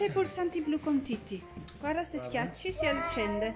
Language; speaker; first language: Italian; native; Italian